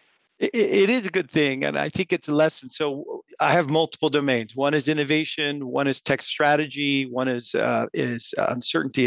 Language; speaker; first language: English; native; English